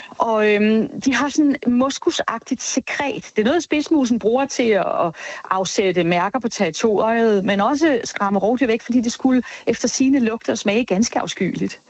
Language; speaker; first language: Danish; native; Danish